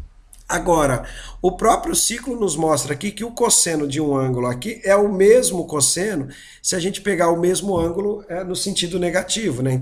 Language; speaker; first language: Portuguese; native; Portuguese